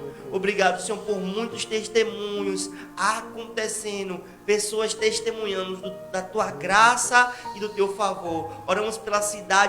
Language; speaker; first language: Portuguese; native; Portuguese